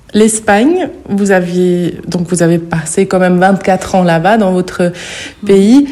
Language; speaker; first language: French; native; French